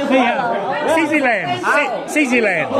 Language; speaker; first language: Chinese; non-native, learner; English